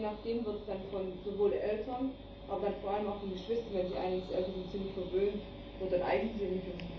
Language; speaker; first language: German; native; German